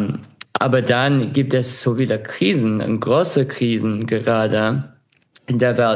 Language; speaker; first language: German; non-native, fluent; English